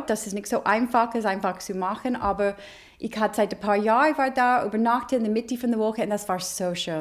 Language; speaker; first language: German; non-native, fluent; English